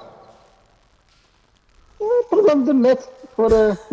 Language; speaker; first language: English; non-native, learner; Arabic